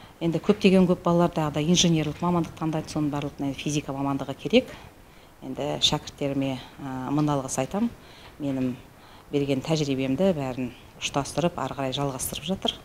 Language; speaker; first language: Kazakh; native; Kazakh